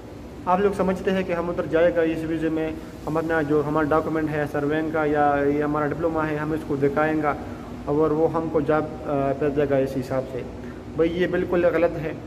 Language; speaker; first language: Hindi; non-native, local second language; Pashto